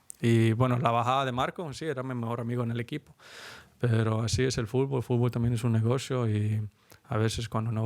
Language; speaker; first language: Spanish; early bilingual, heritage; Spanish